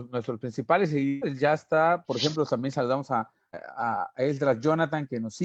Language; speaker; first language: Spanish; native; Spanish